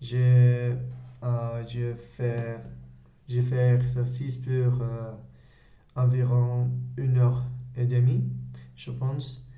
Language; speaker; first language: French; non-native, learner; Spanish